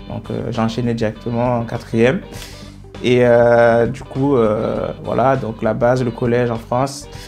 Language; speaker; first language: French; non-native, local second language; Haitian Creole